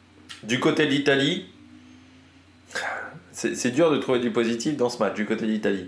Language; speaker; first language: French; native; French